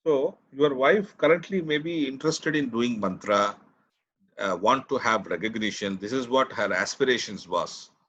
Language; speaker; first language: English; non-native, local second language; Tamil